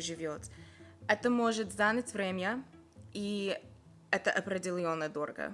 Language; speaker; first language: Russian; non-native, fluent; English